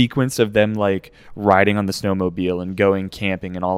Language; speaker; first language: English; native; English